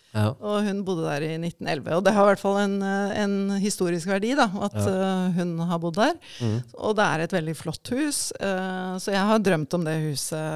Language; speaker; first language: Norwegian; native; Norwegian